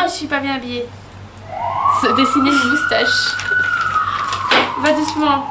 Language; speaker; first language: French; native; French